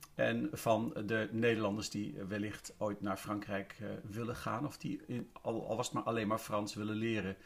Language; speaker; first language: Dutch; native; Dutch